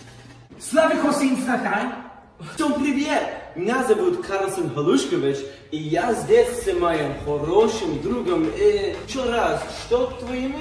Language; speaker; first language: Russian; non-native, learner; English